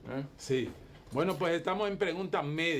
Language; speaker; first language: Spanish; native; Spanish